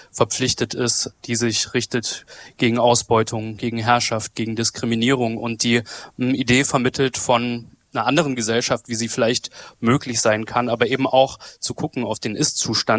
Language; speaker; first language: German; native; German